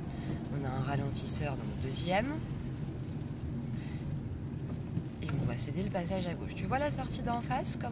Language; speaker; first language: French; native; French